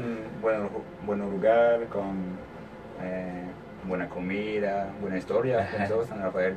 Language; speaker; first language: Spanish; non-native, learner; French